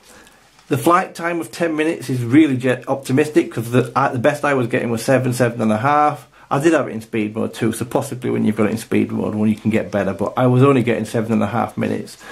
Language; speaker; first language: English; native; English